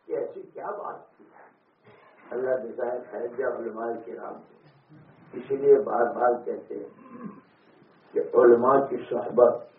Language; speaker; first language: Urdu; non-native, local second language; Gujarati